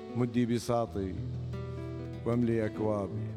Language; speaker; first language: Arabic; native; Arabic